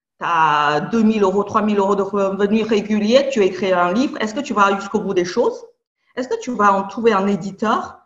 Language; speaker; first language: French; non-native, fluent; Chinese